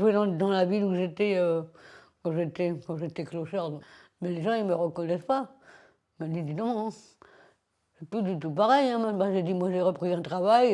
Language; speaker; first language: French; native; French